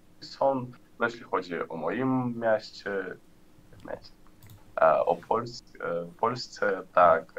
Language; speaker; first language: Polish; non-native, learner; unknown